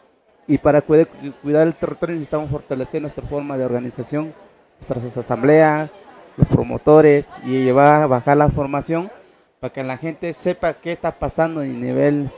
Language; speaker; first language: Spanish; non-native, local second language; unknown